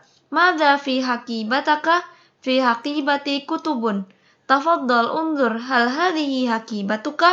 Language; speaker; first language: Arabic; non-native, fluent; Indonesian